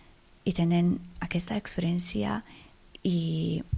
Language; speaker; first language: Catalan; non-native, fluent; Persian